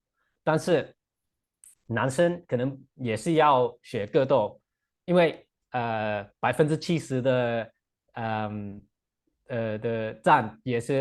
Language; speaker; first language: Chinese; non-native, fluent; English